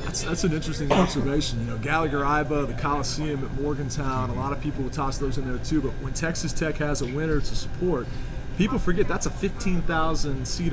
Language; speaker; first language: English; native; English